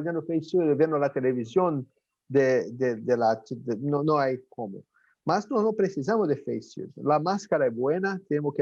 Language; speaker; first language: Spanish; non-native, fluent; Portuguese